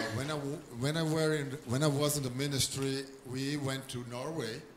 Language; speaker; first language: English; non-native, learner; Portuguese